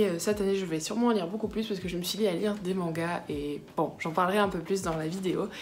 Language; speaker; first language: French; early bilingual, other home language; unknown